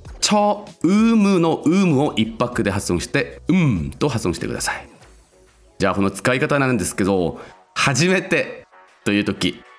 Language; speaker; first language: Japanese; non-native, local second language; Korean